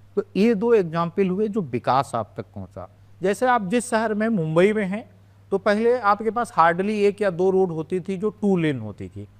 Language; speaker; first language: Hindi; native; Hindi